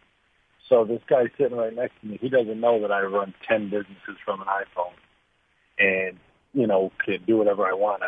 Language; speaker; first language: English; native; English